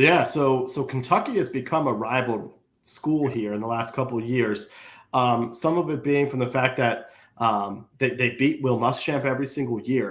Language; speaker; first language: English; native; English